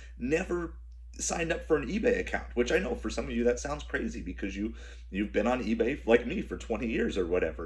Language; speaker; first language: English; native; English